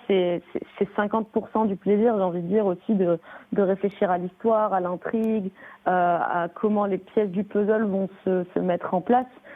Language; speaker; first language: French; native; French